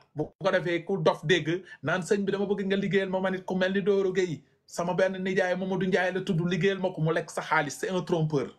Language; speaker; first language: Wolof; non-native, local second language; Fula